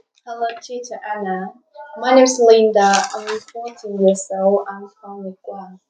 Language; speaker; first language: English; non-native, learner; Vietnamese